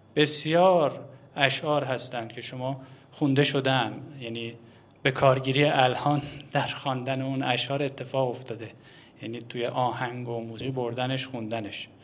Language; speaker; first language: Persian; native; Persian